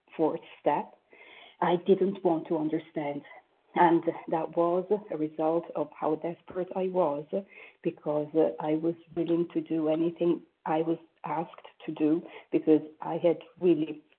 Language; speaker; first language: English; non-native, fluent; French